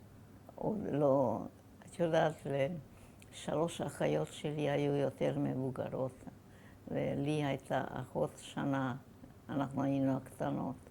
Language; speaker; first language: Hebrew; non-native, fluent; German